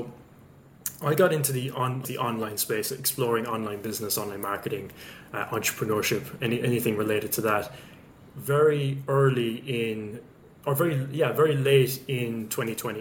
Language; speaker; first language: English; native; English